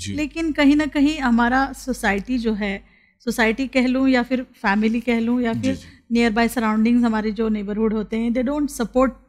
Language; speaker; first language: Hindi; non-native, local second language; Urdu